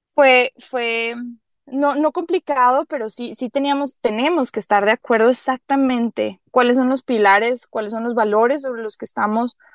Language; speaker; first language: Spanish; native; Spanish